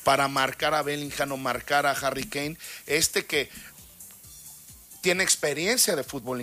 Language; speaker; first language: Spanish; native; Spanish